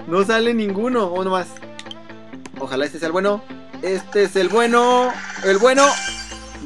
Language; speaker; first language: Spanish; native; Spanish